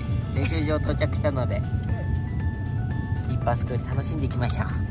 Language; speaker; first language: Japanese; native; Japanese